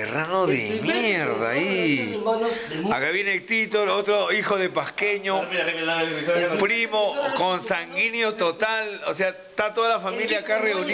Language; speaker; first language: Spanish; native; Spanish